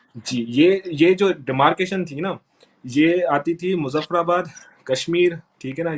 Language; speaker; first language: Urdu; non-native, local second language; Sindhi